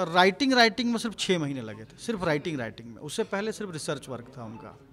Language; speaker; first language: Hindi; native; Hindi